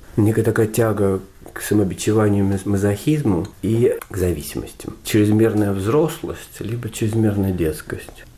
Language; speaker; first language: Russian; native; Russian